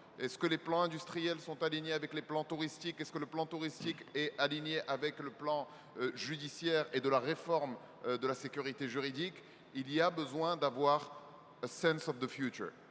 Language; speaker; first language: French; non-native, local second language; Arabic